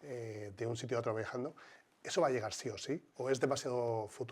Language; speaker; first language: Spanish; native; Spanish